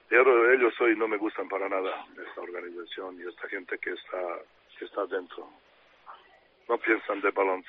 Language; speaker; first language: Spanish; non-native, fluent; Serbian